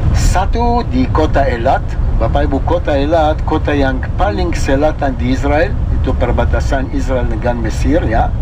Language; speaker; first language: Indonesian; non-native, fluent; Hebrew